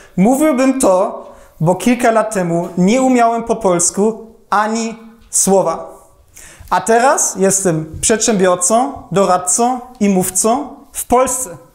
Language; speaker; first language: Polish; non-native, fluent; German